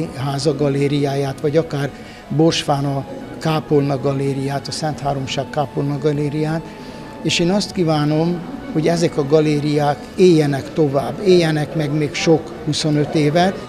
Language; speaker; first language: Hungarian; native; Hungarian